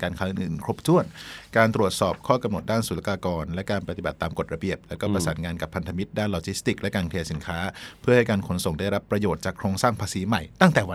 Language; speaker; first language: Thai; native; Thai